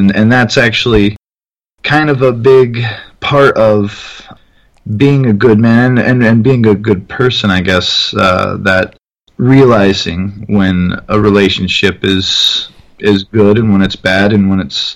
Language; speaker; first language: English; native; English